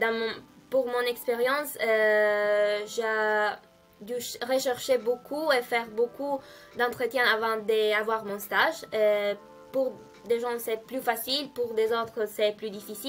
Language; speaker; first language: French; non-native, fluent; Italian